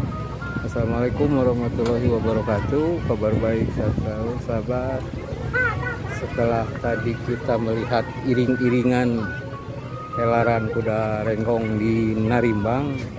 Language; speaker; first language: Indonesian; non-native, local second language; Sundanese